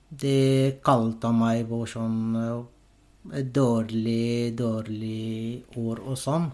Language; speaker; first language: Norwegian; non-native, fluent; Arabic